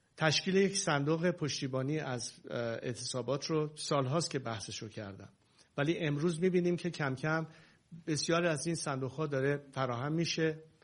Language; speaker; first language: Persian; native; Persian